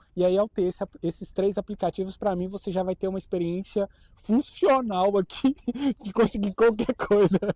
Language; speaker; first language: Portuguese; native; Portuguese